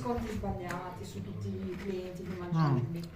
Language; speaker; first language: Italian; non-native, learner; Ukrainian